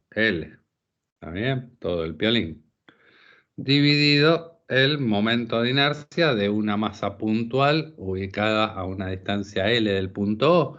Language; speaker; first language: Spanish; native; Spanish